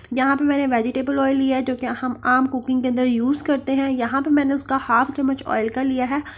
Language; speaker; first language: Urdu; native; Urdu